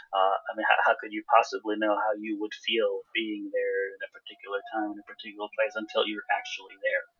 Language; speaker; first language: English; non-native, fluent; Hebrew